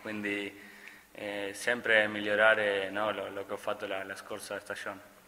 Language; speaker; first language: Italian; non-native, fluent; Spanish